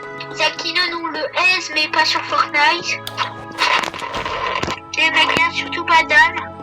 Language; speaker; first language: French; native; French